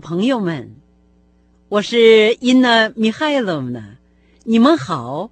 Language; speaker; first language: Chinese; non-native, fluent; Russian